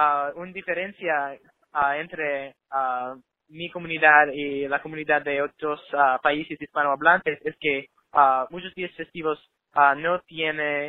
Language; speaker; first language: Spanish; non-native, learner; English